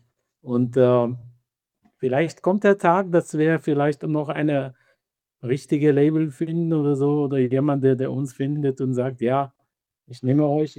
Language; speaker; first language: German; non-native, fluent; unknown